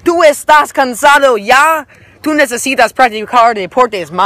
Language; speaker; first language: Spanish; non-native, learner; English